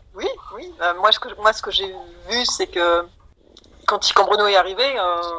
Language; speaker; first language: French; native; French